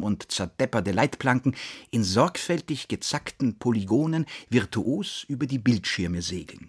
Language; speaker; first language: German; native; German